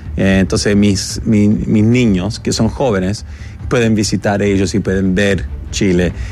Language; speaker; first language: Spanish; early bilingual, heritage; Spanish